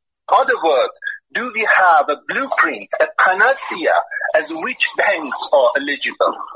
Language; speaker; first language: English; non-native, fluent; Persian